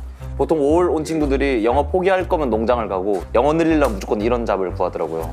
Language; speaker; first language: Korean; native; Korean